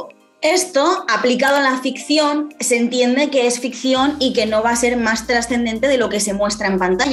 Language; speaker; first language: Spanish; native; Spanish